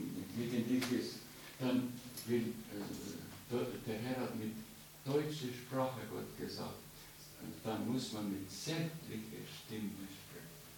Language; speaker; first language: German; non-native, fluent; Estonian